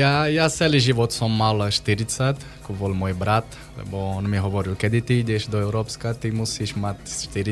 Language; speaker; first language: Slovak; non-native, learner; Portuguese